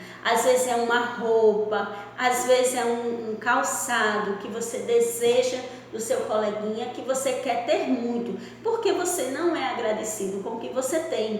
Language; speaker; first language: Portuguese; native; Portuguese